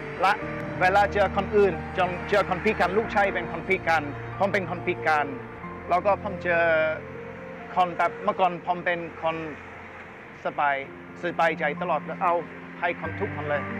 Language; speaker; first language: Thai; non-native, learner; English